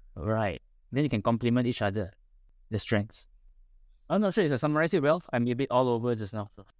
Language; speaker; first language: English; non-native, local second language; Min Nan Chinese